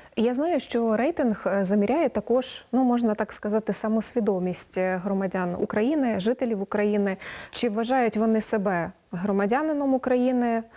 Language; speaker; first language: Ukrainian; native; Ukrainian